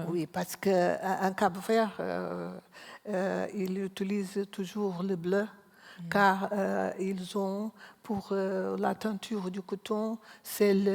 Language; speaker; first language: French; non-native, learner; Portuguese